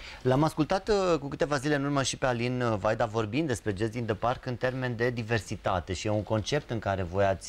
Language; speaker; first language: Romanian; native; Romanian